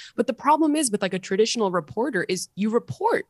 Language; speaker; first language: English; native; English